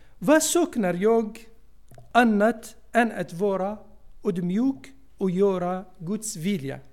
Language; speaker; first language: Swedish; non-native, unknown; Arabic